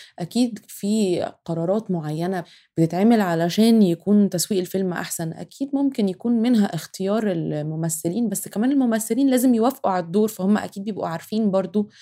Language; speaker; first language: Arabic; native; Arabic